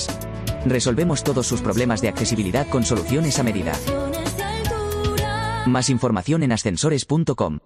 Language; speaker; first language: Spanish; native; Spanish